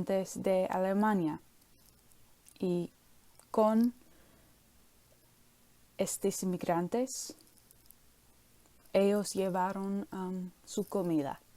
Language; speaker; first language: Spanish; non-native, learner; English